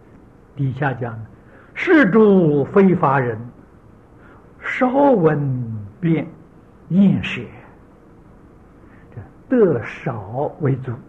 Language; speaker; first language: Chinese; native; Chinese